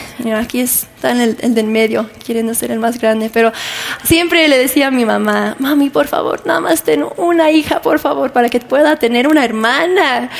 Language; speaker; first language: Spanish; non-native, fluent; English